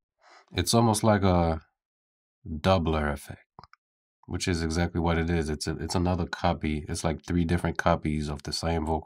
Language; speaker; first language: English; native; English